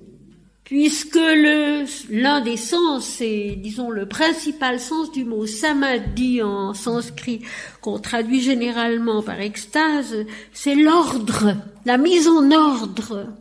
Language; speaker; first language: French; native; French